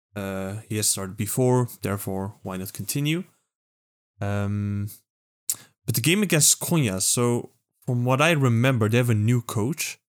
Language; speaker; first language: English; non-native, fluent; Dutch